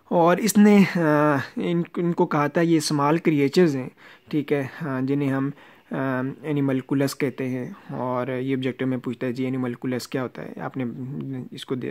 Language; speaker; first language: Urdu; non-native, local second language; Punjabi